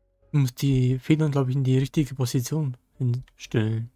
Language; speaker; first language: German; native; German